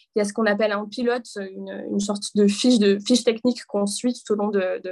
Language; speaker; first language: French; native; French